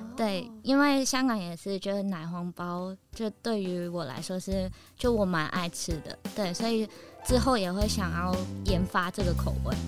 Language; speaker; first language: Chinese; non-native, local second language; Cantonese